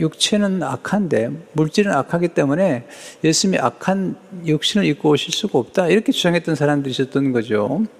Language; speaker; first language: Korean; native; Korean